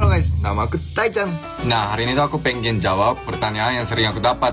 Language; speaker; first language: Indonesian; non-native, fluent; Japanese